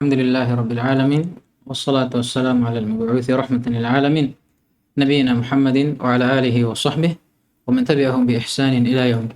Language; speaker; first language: Arabic; non-native, fluent; Indonesian